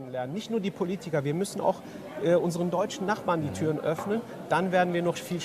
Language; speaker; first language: German; early bilingual, other home language; Kurdish